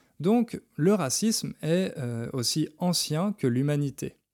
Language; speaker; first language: French; native; French